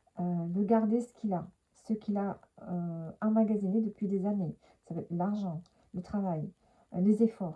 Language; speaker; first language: French; native; French